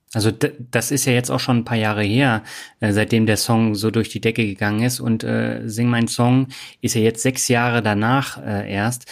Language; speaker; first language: German; native; German